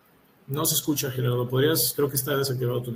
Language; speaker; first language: Spanish; native; Spanish